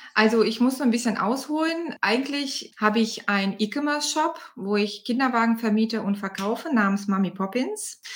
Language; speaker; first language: German; non-native, fluent; Bulgarian